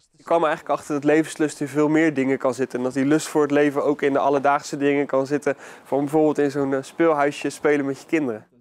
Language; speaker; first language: Dutch; native; Dutch